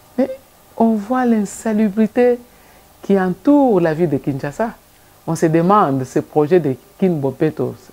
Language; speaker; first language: French; non-native, local second language; Lingala